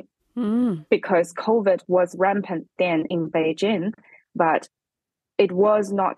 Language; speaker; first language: English; non-native, fluent; Chinese